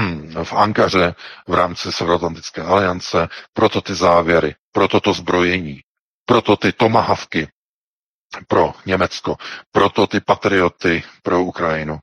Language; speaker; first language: Czech; native; Czech